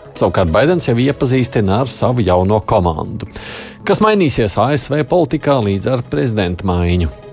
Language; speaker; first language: Latvian; native; Latvian